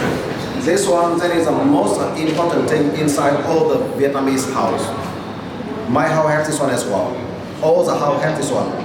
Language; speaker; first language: English; non-native, fluent; Vietnamese